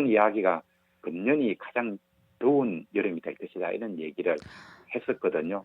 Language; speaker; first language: Korean; native; Korean